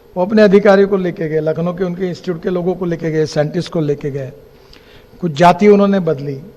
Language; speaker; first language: Hindi; non-native, local second language; Marathi